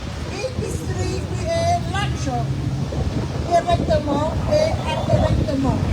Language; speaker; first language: French; non-native, fluent; Khmer